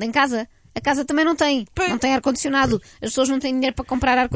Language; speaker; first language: Portuguese; native; Portuguese